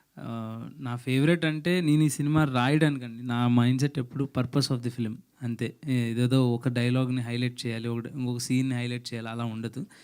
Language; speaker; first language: Telugu; native; Telugu